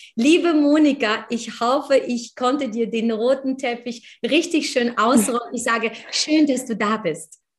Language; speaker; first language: German; native; German